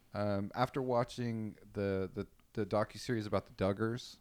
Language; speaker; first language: English; native; English